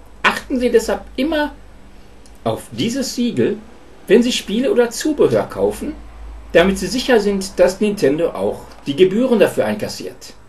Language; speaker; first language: German; native; German